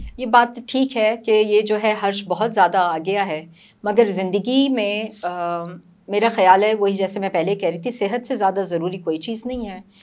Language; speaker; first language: Urdu; native; Urdu